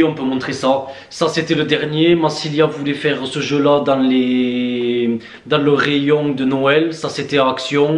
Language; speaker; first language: French; native; French